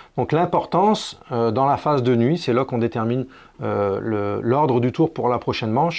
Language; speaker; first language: French; native; French